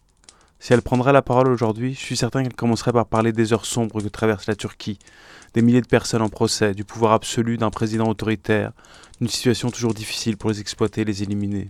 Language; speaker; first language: French; native; French